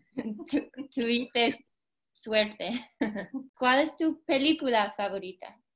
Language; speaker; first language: Spanish; early bilingual, heritage; Spanish